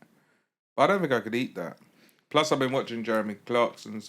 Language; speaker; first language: English; native; English